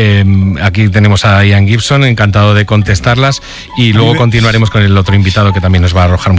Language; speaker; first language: Spanish; native; Spanish